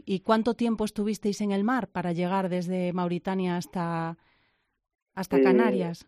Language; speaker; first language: Spanish; native; Spanish